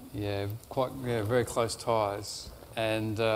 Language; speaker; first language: English; native; English